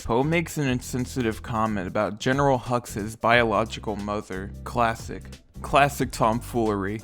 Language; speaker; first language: English; native; English